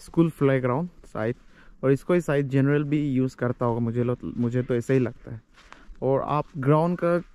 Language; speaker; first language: Hindi; non-native, local second language; Adi